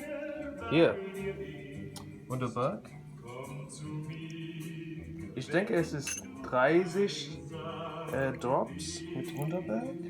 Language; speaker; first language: German; non-native, learner; English